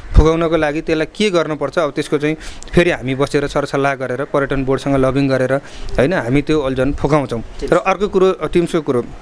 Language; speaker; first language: Nepali; native; Nepali